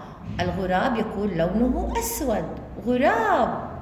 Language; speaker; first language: Arabic; native; Arabic